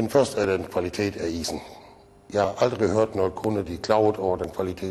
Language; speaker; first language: Danish; non-native, fluent; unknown